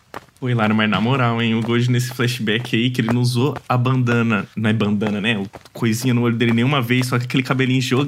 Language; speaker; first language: Portuguese; native; Portuguese